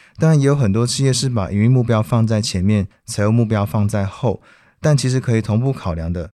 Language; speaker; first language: Chinese; native; Chinese